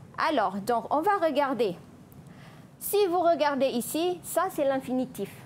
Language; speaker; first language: French; non-native, fluent; Malay